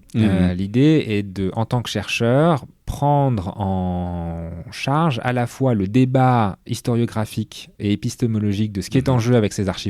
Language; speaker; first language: French; native; French